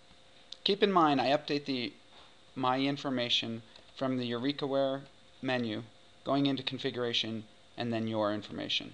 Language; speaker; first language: English; native; English